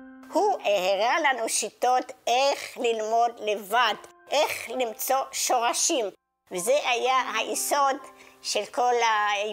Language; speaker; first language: Hebrew; non-native, fluent; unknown